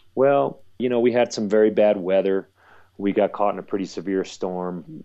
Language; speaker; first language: English; native; English